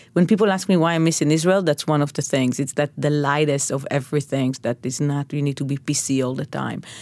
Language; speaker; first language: English; non-native, fluent; Hebrew